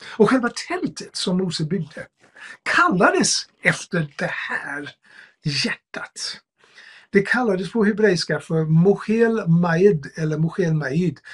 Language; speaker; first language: Swedish; non-native, fluent; English